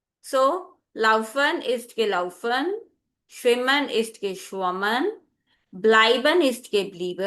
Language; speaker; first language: German; non-native, learner; Hindi